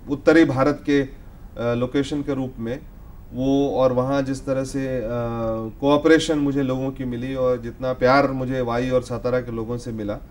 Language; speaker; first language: Hindi; native; Hindi